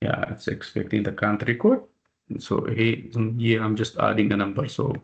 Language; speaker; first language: English; non-native, local second language; Amharic